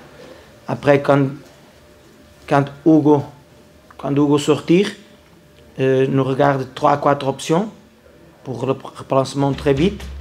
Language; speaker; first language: French; non-native, learner; Portuguese